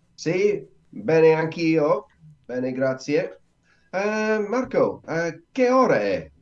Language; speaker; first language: Italian; non-native, learner; English